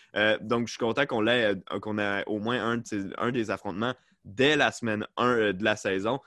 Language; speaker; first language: French; native; French